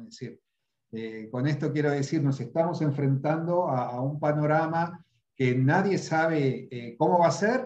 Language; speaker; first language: Spanish; native; Spanish